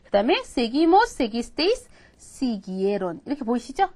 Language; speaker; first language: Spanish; non-native, fluent; Korean